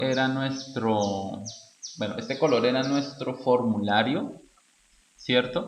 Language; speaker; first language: Spanish; native; Spanish